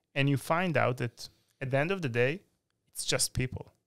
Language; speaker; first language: English; non-native, fluent; Hebrew